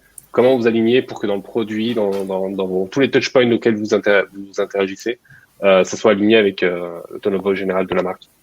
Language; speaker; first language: French; native; French